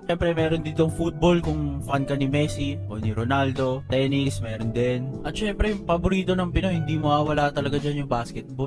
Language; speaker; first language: Filipino; native; Filipino